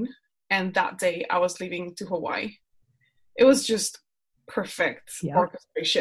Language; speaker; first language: English; non-native, fluent; Spanish